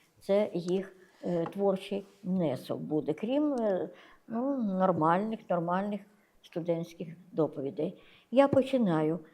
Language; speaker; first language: Ukrainian; native; Ukrainian